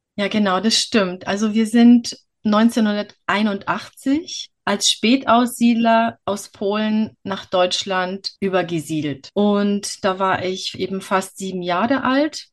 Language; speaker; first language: German; early bilingual, other home language; Polish